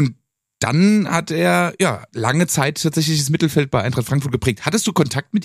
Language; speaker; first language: German; native; German